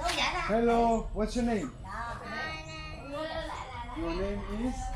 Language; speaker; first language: English; non-native, learner; French